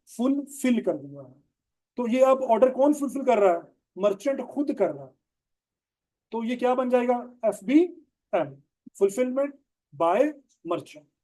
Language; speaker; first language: Urdu; non-native, local second language; Punjabi